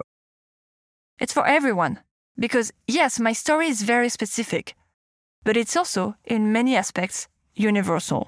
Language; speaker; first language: English; non-native, fluent; French